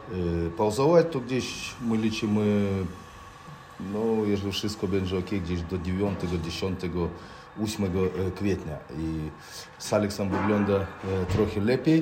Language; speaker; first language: Polish; non-native, fluent; Ukrainian